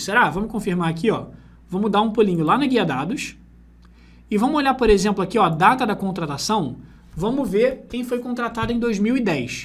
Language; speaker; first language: Portuguese; native; Portuguese